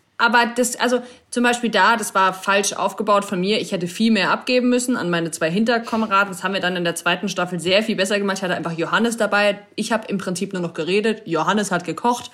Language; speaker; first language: German; native; German